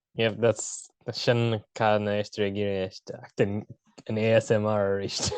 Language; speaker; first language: Irish; non-native, local second language; English